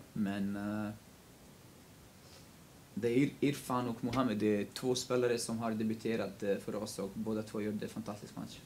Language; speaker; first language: Swedish; non-native, local second language; Kurdish